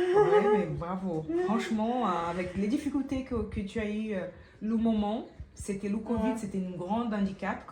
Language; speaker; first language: French; non-native, fluent; Portuguese